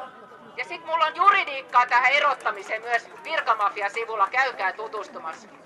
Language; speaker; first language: Finnish; native; Finnish